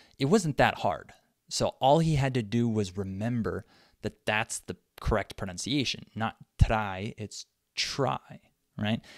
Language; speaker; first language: English; native; English